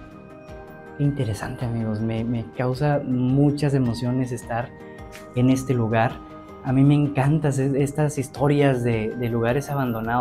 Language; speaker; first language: Spanish; native; Spanish